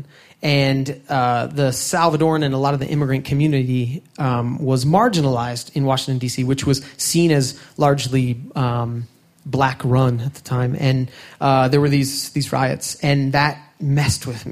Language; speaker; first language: English; native; English